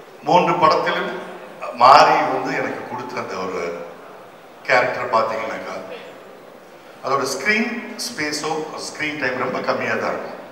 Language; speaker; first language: Tamil; native; Tamil